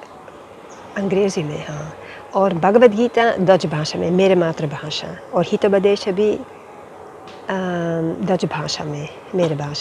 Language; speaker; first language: Hindi; non-native, fluent; Dutch